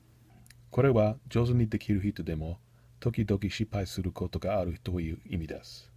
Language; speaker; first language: Japanese; non-native, learner; English